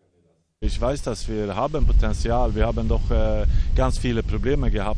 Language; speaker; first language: German; non-native, fluent; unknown